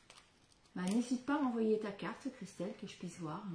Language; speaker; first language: French; native; French